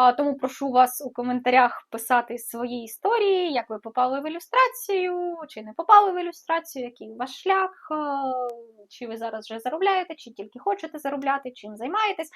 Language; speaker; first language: Ukrainian; non-native, local second language; Russian